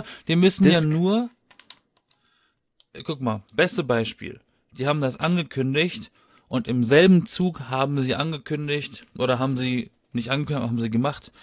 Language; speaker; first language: German; native; German